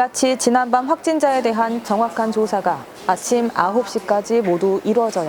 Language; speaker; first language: Korean; native; Korean